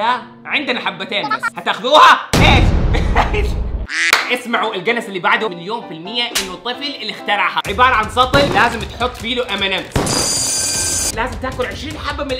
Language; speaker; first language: Arabic; native; Arabic